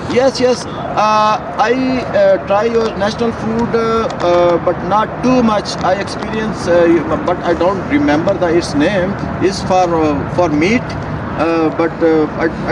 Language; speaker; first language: English; non-native, learner; Urdu